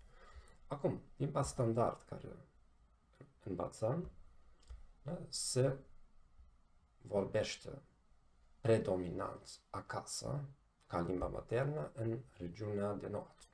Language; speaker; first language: Romanian; non-native, fluent; German